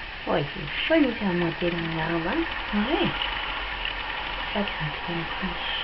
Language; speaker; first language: French; native; French